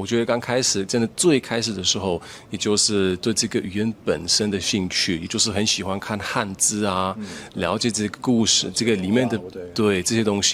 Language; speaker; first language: Chinese; non-native, fluent; German